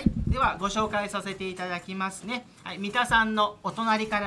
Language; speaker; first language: Japanese; native; Japanese